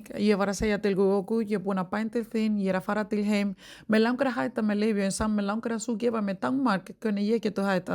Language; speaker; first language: Icelandic; non-native, learner; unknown